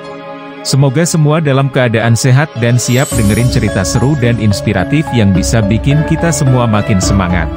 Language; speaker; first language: Indonesian; native; Indonesian